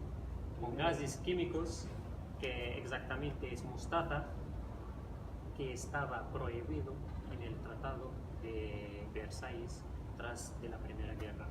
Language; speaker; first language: Spanish; non-native, fluent; Riffian